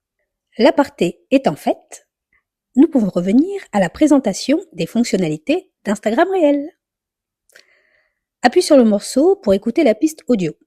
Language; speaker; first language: French; native; French